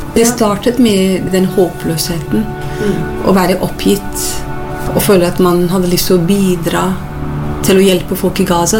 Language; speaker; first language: Norwegian; non-native, fluent; English